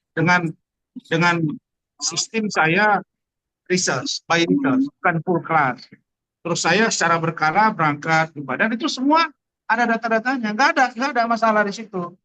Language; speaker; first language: Indonesian; native; Indonesian